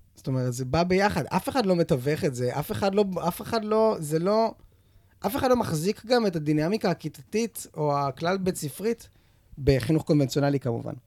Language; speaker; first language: Hebrew; native; Hebrew